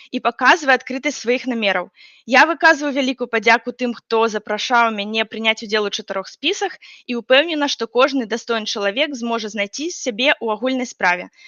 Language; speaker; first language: Belarusian; non-native, local second language; Russian